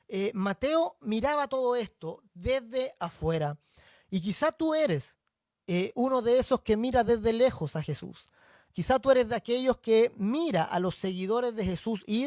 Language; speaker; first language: Spanish; native; Spanish